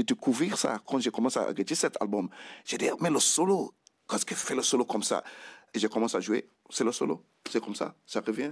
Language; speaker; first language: French; non-native, fluent; Krio